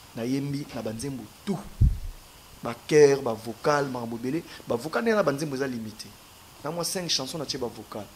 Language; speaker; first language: Lingala; native; Lingala